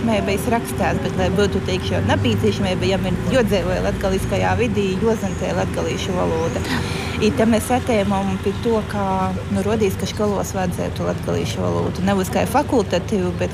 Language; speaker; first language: Latvian; non-native, local second language; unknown